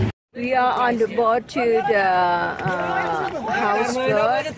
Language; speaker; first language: English; non-native, learner; Thai